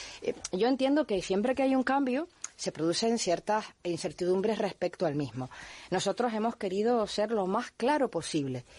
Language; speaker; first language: Spanish; native; Spanish